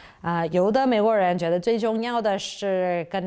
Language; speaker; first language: Chinese; non-native, fluent; English